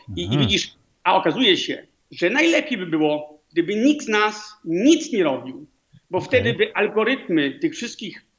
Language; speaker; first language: Polish; early bilingual, heritage; Polish